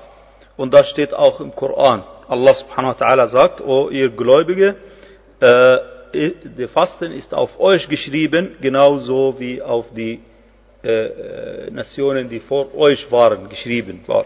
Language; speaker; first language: German; non-native, fluent; Arabic